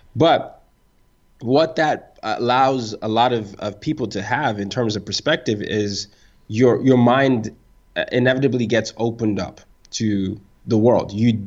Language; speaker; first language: English; non-native, local second language; Yoruba